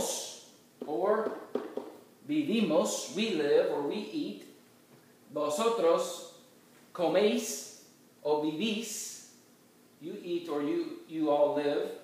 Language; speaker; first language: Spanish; non-native, fluent; English